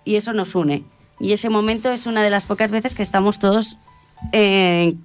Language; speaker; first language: Spanish; non-native, local second language; Catalan